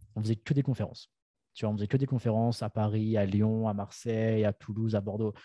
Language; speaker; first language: French; native; French